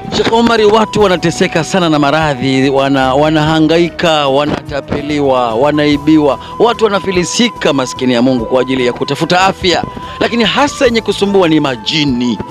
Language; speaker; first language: Swahili; native; Swahili